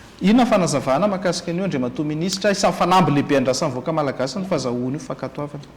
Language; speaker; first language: Malagasy; native; Malagasy